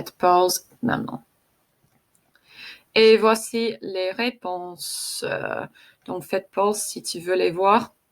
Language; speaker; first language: French; non-native, fluent; English